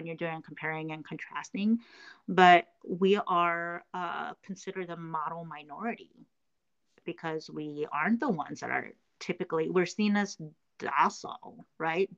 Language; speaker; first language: English; early bilingual, other home language; Korean